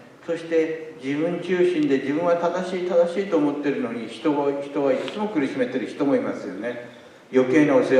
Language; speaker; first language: Japanese; native; Japanese